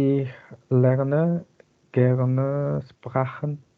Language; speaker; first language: German; non-native, learner; Indonesian